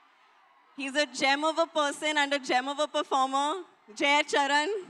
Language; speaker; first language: Telugu; non-native, learner; Hindi